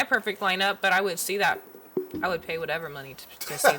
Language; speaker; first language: English; native; English